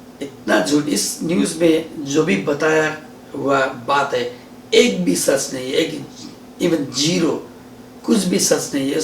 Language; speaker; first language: Hindi; non-native, learner; Nepali